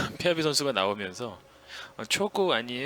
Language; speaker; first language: Korean; native; Korean